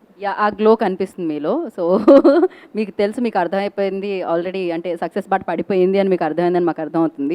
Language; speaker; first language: Telugu; native; Telugu